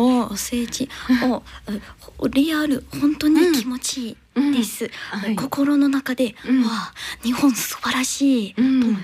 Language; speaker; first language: Japanese; non-native, learner; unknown